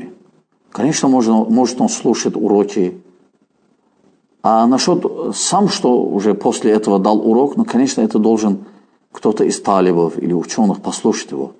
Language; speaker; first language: Russian; non-native, fluent; Azerbaijani